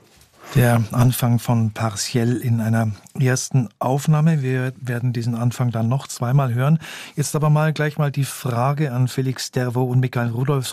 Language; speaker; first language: German; native; German